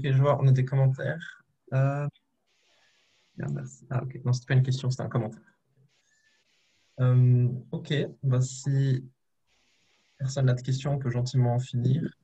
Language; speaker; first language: French; native; French